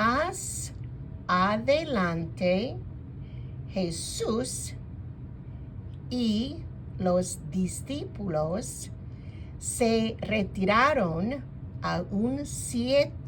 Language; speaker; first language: Spanish; non-native, fluent; English